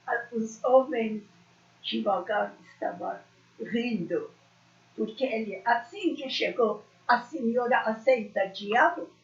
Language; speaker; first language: Portuguese; non-native, learner; Persian